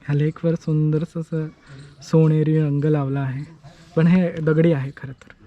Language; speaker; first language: Marathi; native; Marathi